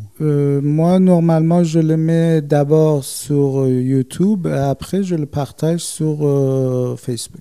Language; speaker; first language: French; non-native, fluent; Persian